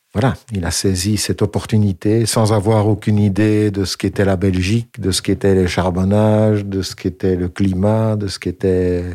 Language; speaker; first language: French; native; French